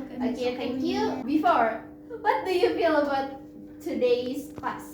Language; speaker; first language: English; non-native, fluent; Indonesian